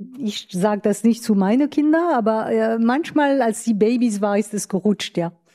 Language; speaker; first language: German; non-native, fluent; French